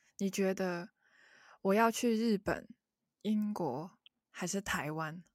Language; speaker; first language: Chinese; non-native, local second language; Cantonese